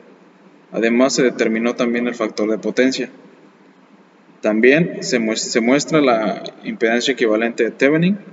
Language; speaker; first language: Spanish; native; Spanish